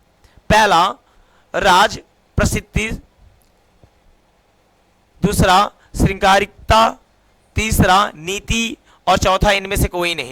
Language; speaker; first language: Hindi; native; Hindi